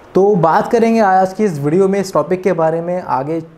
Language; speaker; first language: Hindi; native; Hindi